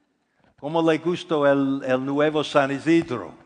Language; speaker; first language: Spanish; non-native, fluent; English